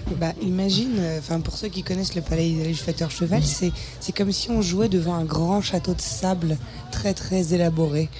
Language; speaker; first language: French; native; French